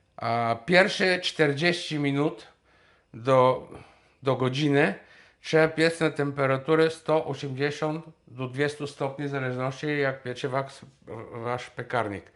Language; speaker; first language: Polish; non-native, fluent; Bulgarian